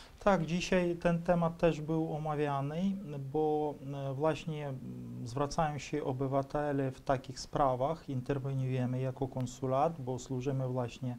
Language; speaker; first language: Polish; non-native, fluent; Ukrainian